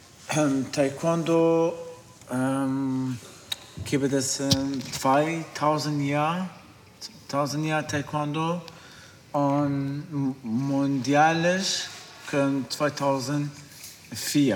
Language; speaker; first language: German; non-native, learner; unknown